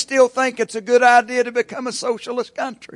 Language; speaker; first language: English; native; English